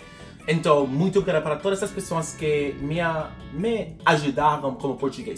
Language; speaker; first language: Portuguese; non-native, fluent; English